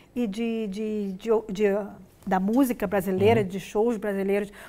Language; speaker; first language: Portuguese; native; Portuguese